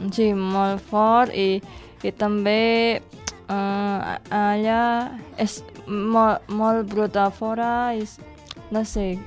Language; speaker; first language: Catalan; non-native, learner; Indonesian